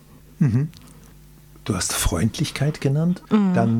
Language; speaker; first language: German; native; German